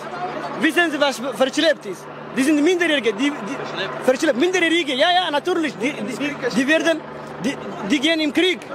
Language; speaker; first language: German; non-native, fluent; Tigrinya